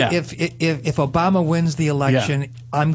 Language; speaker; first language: English; native; English